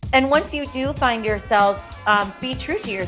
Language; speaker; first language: English; native; English